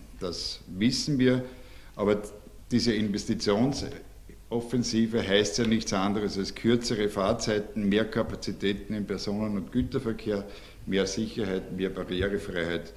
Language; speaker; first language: German; native; German